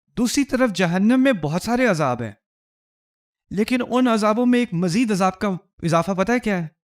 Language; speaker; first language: Urdu; early bilingual, heritage; Urdu